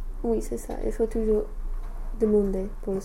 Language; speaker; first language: French; non-native, fluent; English